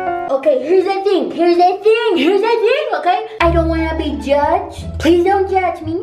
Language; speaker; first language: English; non-native, fluent; Spanish